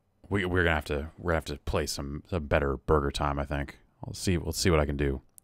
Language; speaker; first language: English; native; English